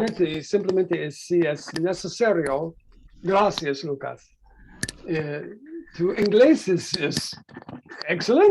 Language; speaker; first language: Spanish; non-native, learner; English